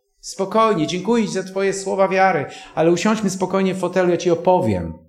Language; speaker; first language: Polish; native; Polish